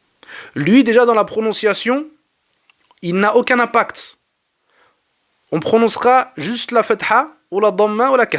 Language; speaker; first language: French; native; French